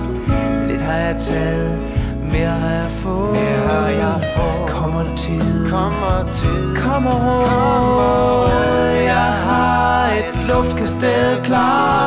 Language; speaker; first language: Danish; native; Danish